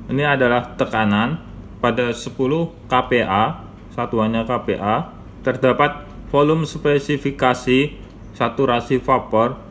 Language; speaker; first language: Indonesian; native; Indonesian